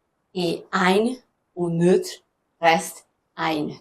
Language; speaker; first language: French; non-native, fluent; German